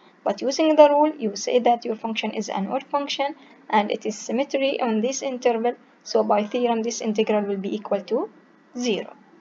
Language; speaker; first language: English; non-native, fluent; Arabic